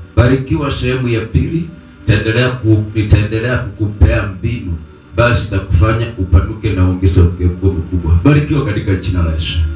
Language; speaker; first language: Swahili; native; Swahili